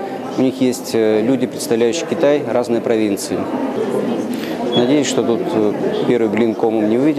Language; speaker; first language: Russian; native; Russian